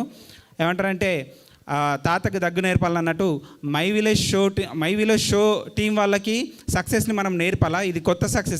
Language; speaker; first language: Telugu; native; Telugu